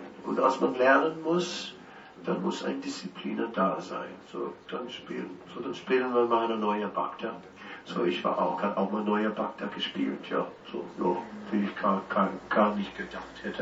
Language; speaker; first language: German; non-native, fluent; Dutch